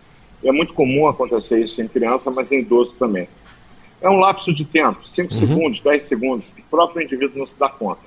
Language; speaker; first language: Portuguese; native; Portuguese